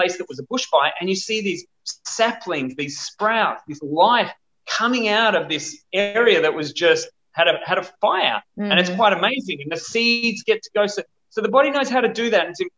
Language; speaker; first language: English; native; English